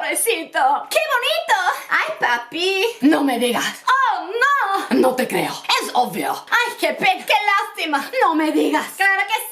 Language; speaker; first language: Spanish; non-native, fluent; English